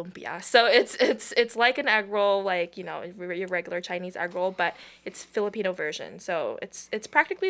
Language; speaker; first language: English; non-native, local second language; Filipino